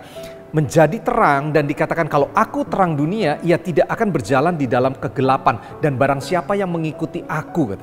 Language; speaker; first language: Indonesian; native; Indonesian